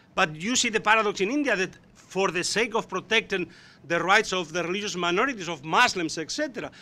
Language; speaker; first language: English; non-native, fluent; Spanish